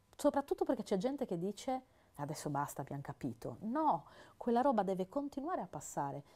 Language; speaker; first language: Italian; native; Italian